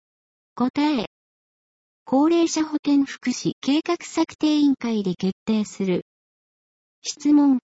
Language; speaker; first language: Japanese; native; Japanese